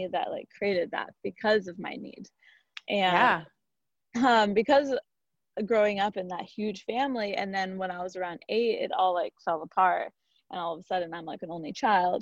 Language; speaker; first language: English; native; English